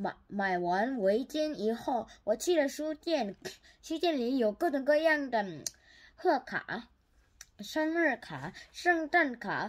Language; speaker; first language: Chinese; non-native, learner; Korean